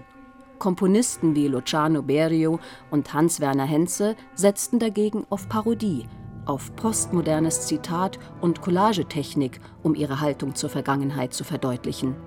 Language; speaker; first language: German; native; German